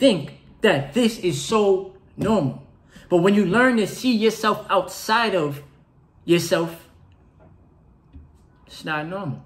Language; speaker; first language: English; native; English